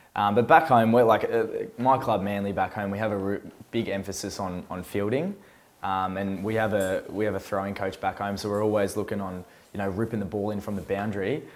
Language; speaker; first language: English; native; English